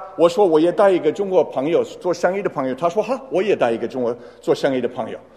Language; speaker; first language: Chinese; non-native, fluent; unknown